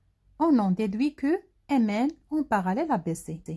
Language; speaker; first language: French; non-native, local second language; Arabic